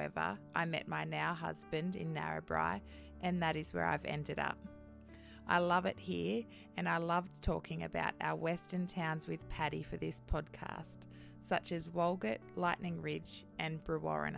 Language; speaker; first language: English; native; English